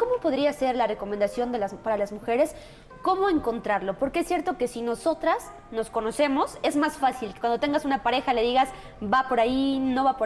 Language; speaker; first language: Spanish; native; Spanish